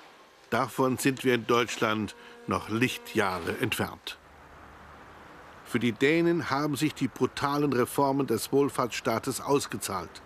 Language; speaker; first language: German; native; German